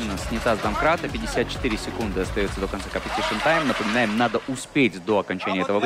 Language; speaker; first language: Russian; native; Russian